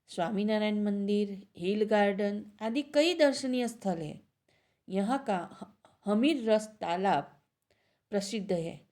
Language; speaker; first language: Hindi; non-native, local second language; Gujarati